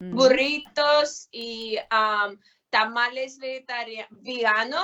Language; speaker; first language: Spanish; non-native, learner; Russian